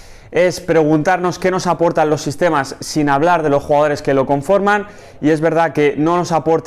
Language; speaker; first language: Spanish; native; Spanish